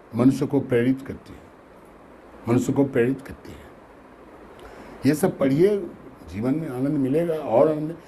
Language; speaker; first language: Hindi; non-native, local second language; Bangla